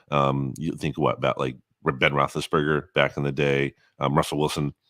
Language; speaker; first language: English; native; English